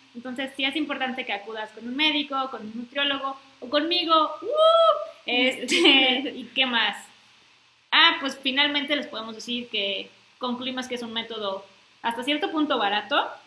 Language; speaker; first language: Spanish; native; Spanish